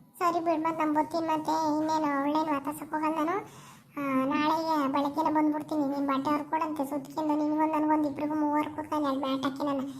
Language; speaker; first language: Kannada; native; Kannada